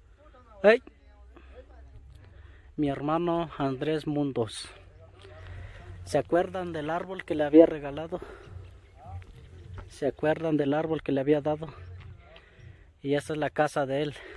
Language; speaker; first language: Spanish; native; Spanish